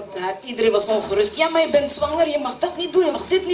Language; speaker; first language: Dutch; early bilingual, other home language; French